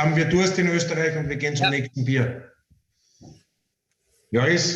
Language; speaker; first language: German; native; German